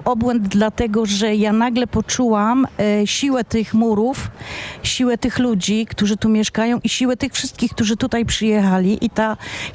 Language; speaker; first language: Polish; non-native, local second language; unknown